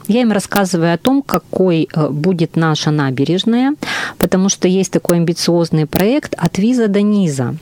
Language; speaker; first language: Russian; native; Russian